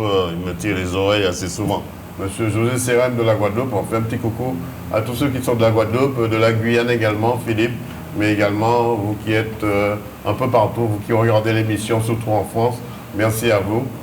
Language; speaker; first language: French; native; French